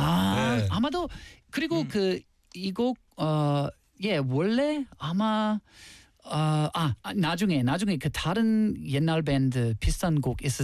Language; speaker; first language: Korean; non-native, learner; English